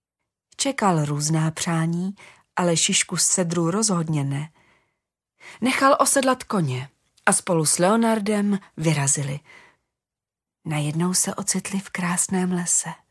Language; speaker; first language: Czech; native; Czech